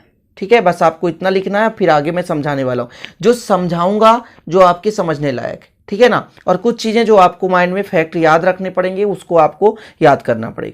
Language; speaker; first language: Hindi; native; Hindi